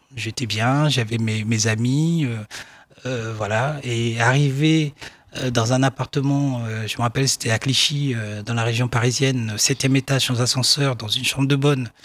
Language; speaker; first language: French; non-native, local second language; Baoulé